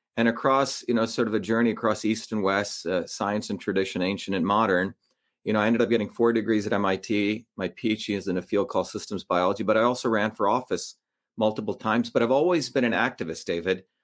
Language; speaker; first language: English; early bilingual, other home language; Tamil